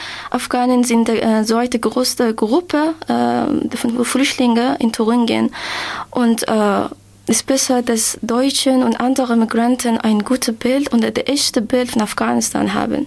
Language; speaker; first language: German; non-native, learner; Persian